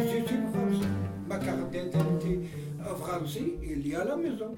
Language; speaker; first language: French; non-native, local second language; Arabic